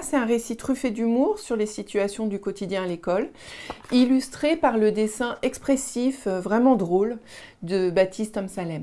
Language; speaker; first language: French; native; French